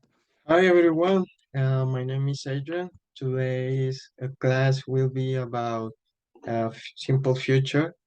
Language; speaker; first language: English; non-native, fluent; Spanish